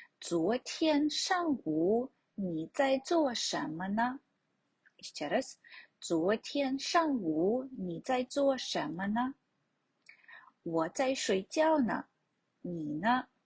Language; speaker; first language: Chinese; non-native, fluent; Ukrainian